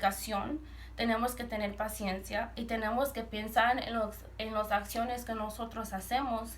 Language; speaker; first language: Spanish; early bilingual, heritage; Spanish